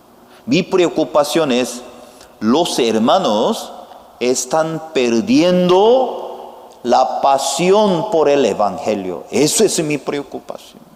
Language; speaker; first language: Spanish; non-native, fluent; Korean